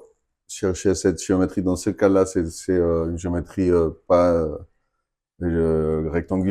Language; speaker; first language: French; non-native, fluent; Spanish